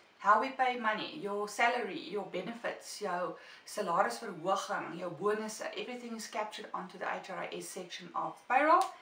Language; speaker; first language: English; non-native, local second language; Afrikaans